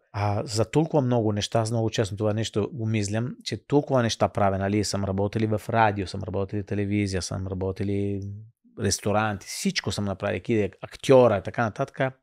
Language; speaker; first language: Bulgarian; non-native, fluent; Italian